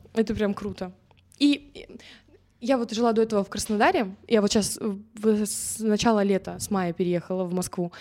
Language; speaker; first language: Russian; native; Russian